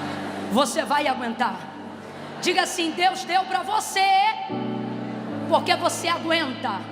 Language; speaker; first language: Portuguese; native; Portuguese